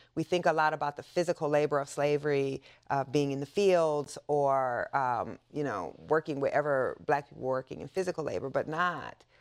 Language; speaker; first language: English; native; English